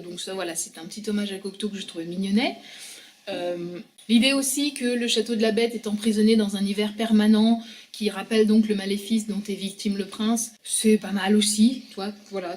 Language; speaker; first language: French; native; French